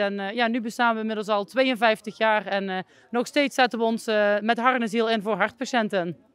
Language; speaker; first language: Dutch; native; Dutch